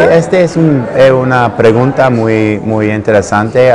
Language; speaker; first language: Spanish; non-native, learner; English